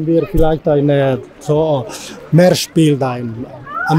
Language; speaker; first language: German; non-native, learner; Spanish